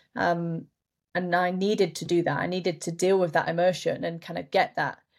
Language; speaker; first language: English; native; English